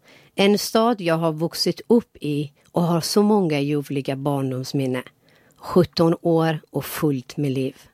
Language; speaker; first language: Swedish; non-native, fluent; Persian